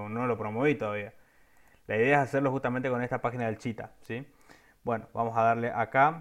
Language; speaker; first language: Spanish; native; Spanish